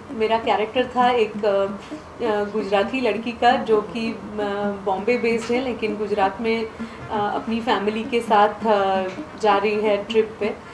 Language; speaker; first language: Hindi; non-native, local second language; Marathi